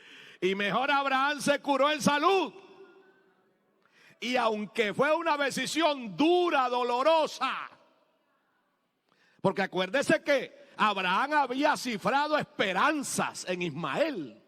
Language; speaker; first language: Spanish; native; Spanish